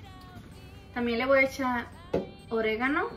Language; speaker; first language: Spanish; early bilingual, heritage; Spanish